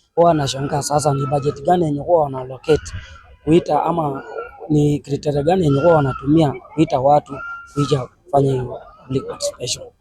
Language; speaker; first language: Swahili; native; Swahili